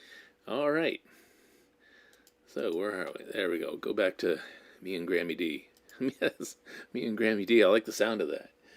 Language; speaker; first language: English; native; English